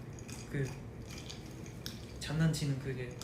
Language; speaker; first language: Korean; non-native, fluent; Japanese